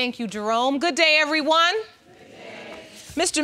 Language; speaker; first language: English; native; English